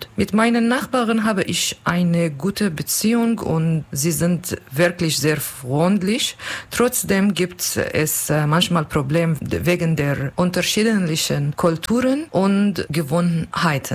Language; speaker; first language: German; non-native, learner; Kurdish